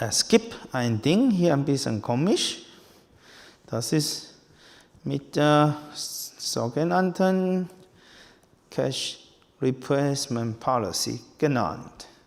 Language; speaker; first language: German; non-native, learner; Chinese